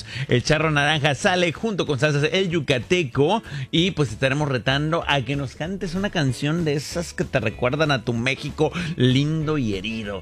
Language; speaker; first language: Spanish; native; Spanish